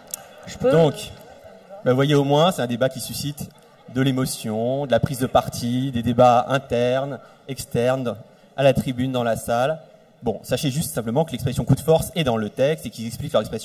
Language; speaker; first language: French; native; French